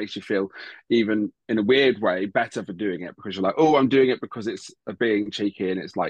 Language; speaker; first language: English; native; English